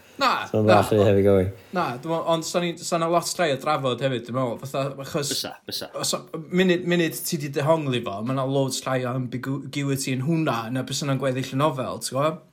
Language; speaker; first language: Welsh; native; Welsh